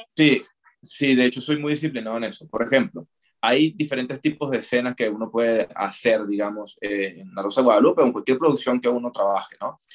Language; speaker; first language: Spanish; native; Spanish